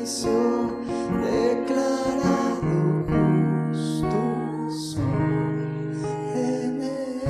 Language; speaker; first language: Spanish; native; Spanish